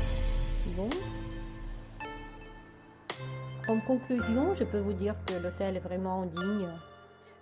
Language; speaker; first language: French; non-native, learner; Russian